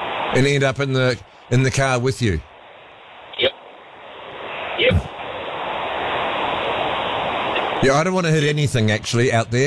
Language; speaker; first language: English; native; English